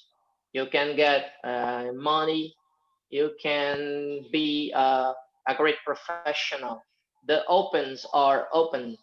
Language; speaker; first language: English; non-native, fluent; Portuguese